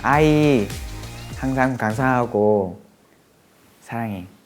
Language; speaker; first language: Korean; non-native, fluent; Vietnamese